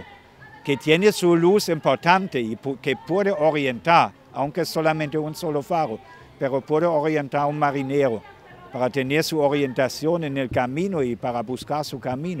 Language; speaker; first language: Spanish; non-native, fluent; German